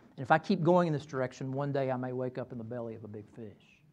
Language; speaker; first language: English; native; English